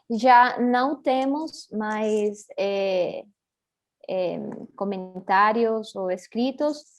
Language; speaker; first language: Portuguese; early bilingual, heritage; Portuguese